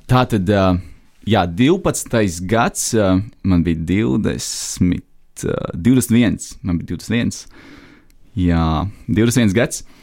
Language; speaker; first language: Latvian; native; Latvian